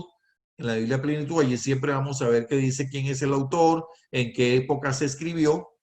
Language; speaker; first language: Spanish; native; Spanish